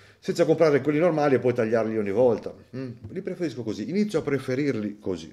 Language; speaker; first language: Italian; native; Italian